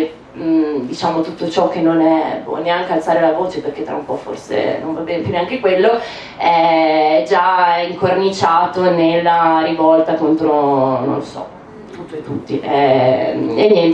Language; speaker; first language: Italian; native; Italian